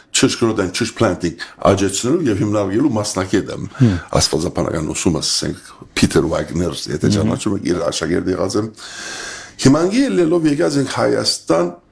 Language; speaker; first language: Armenian; early bilingual, heritage; Armenian